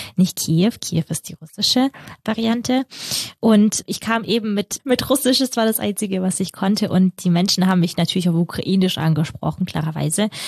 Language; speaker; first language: German; early bilingual, other home language; Russian